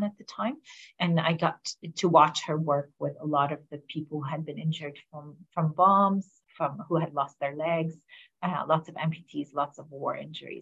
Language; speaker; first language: English; non-native, fluent; Arabic